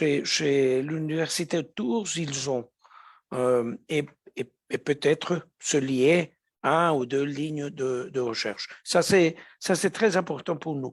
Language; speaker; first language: French; non-native, fluent; Spanish